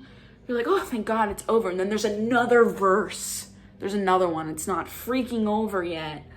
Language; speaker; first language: English; native; English